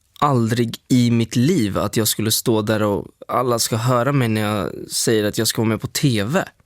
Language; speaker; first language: Swedish; early bilingual, other home language; Spanish